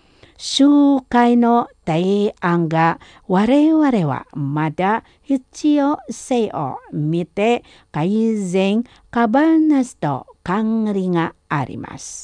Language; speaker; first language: Japanese; non-native, fluent; Indonesian